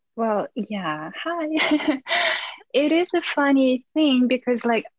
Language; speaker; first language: English; non-native, fluent; Russian